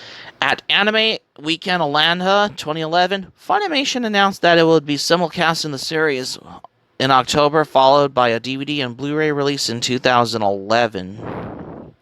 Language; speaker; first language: English; native; English